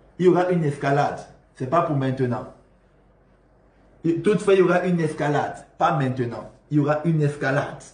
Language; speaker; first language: French; non-native, local second language; Malagasy